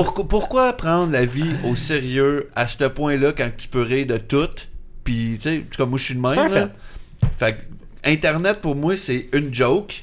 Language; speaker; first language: French; native; French